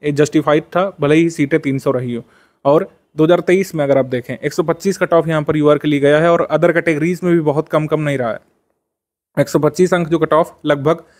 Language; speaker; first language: Hindi; native; Hindi